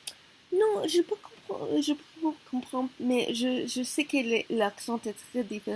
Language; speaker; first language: French; non-native, learner; Korean